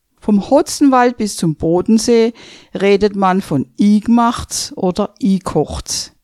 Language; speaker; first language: German; native; German